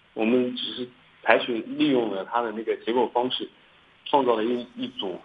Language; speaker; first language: Chinese; native; Chinese